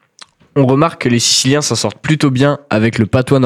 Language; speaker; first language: French; native; French